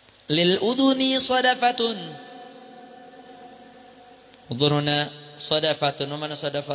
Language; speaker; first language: Arabic; non-native, fluent; Indonesian